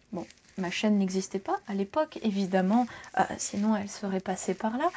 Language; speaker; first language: French; native; French